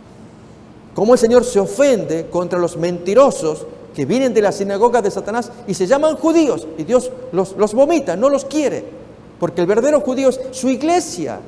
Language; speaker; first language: Spanish; native; Spanish